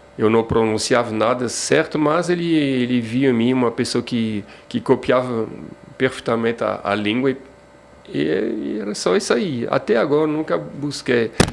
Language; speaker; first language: Portuguese; non-native, fluent; French